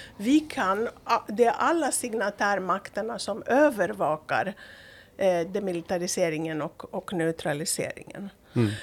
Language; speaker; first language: Swedish; non-native, fluent; Greek